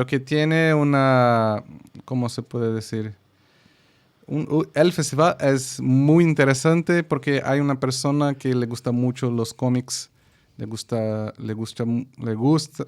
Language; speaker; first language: Spanish; non-native, fluent; Portuguese